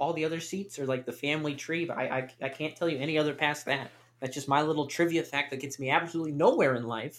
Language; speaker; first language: English; native; English